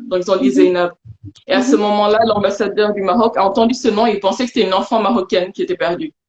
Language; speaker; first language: French; non-native, local second language; Wolof